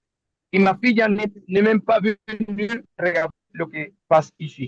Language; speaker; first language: French; non-native, learner; Spanish